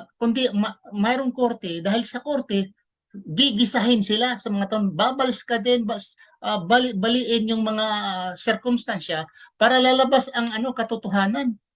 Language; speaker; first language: Filipino; non-native, local second language; Cebuano